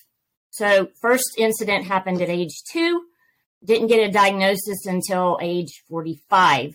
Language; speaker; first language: English; native; English